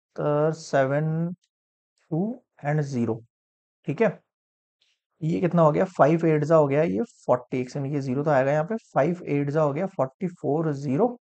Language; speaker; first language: Hindi; native; Hindi